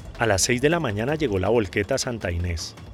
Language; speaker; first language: Spanish; native; Spanish